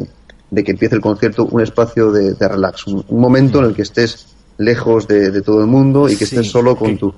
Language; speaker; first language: Spanish; native; Spanish